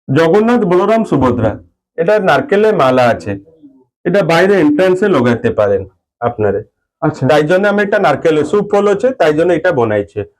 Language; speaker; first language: Bangla; non-native, learner; Odia